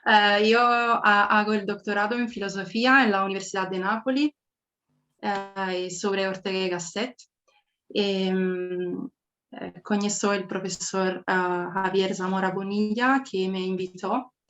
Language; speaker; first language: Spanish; non-native, learner; Italian